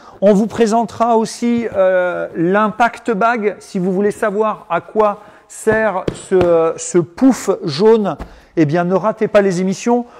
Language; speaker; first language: French; native; French